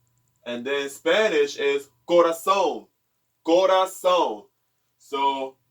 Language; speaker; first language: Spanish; non-native, learner; English